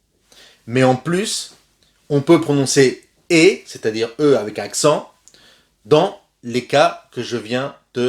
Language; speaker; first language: French; non-native, fluent; Spanish